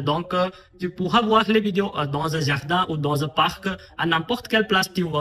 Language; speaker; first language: French; non-native, fluent; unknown